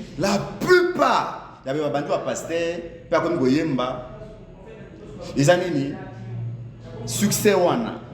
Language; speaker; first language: Lingala; native; Lingala